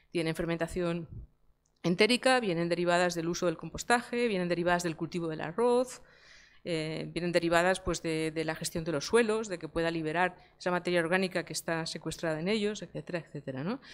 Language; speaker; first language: Spanish; native; Spanish